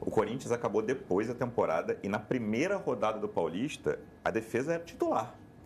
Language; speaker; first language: Portuguese; native; Portuguese